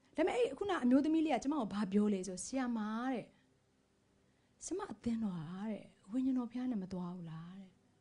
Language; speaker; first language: Burmese; native; Burmese